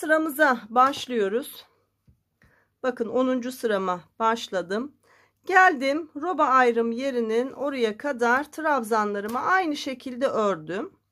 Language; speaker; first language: Turkish; native; Turkish